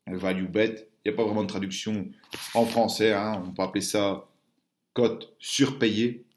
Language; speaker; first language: French; native; French